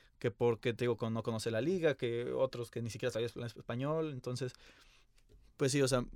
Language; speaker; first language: Spanish; native; Spanish